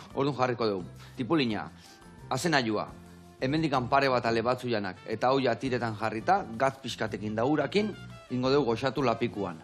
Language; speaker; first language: Basque; native; Basque